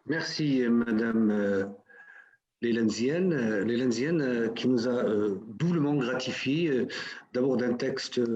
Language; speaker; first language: French; non-native, local second language; Arabic